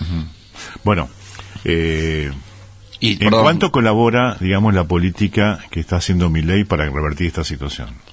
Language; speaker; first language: Spanish; native; Spanish